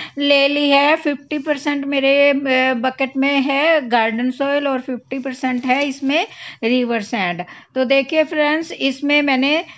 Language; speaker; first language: Hindi; native; Hindi